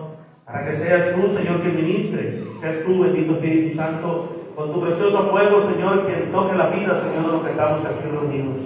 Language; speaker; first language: Spanish; native; Spanish